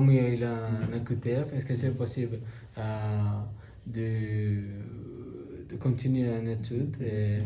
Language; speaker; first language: French; non-native, learner; Bangla